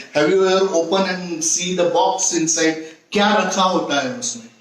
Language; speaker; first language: Hindi; non-native, local second language; Marathi